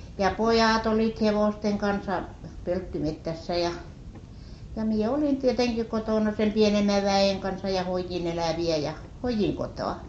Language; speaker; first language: Finnish; native; Finnish